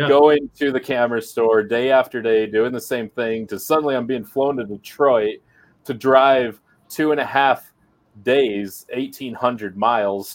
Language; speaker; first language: English; native; English